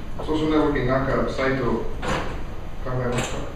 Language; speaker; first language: Japanese; non-native, learner; English